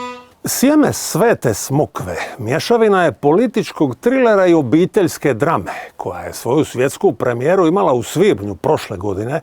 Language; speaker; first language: Bosnian; native; Bosnian